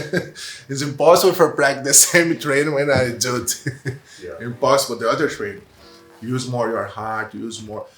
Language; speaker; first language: English; non-native, learner; Portuguese